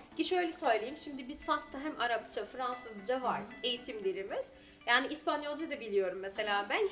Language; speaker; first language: Turkish; non-native, fluent; Arabic